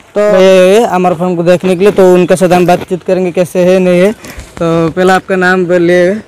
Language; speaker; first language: Hindi; non-native, local second language; Odia